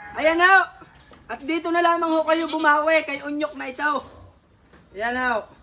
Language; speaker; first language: Filipino; native; Filipino